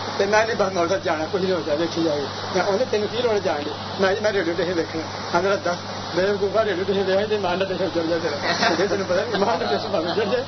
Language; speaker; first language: Urdu; non-native, local second language; Punjabi